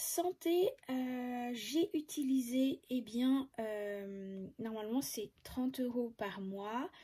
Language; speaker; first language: French; native; French